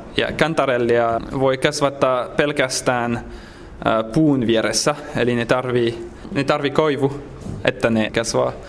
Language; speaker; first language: Finnish; non-native, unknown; French